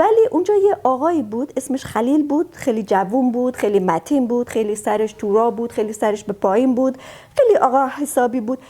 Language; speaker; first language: Persian; early bilingual, heritage; Persian